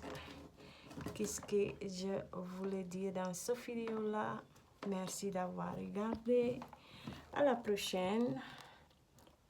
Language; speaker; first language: French; non-native, learner; Dutch